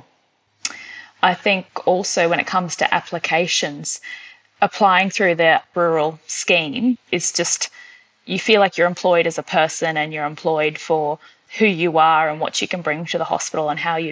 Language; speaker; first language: English; native; English